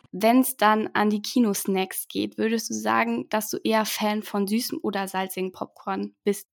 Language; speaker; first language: German; native; German